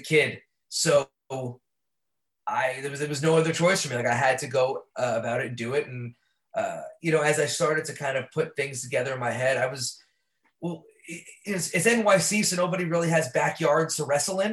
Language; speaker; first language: English; native; English